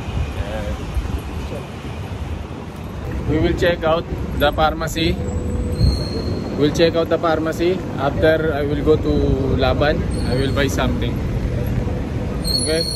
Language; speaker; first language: English; non-native, local second language; Filipino